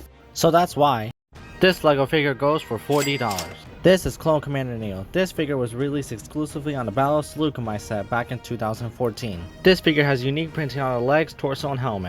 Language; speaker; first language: English; native; English